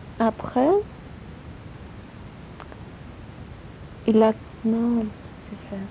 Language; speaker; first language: French; non-native, learner; Polish